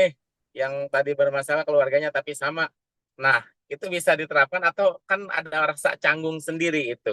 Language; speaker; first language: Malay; non-native, local second language; Sundanese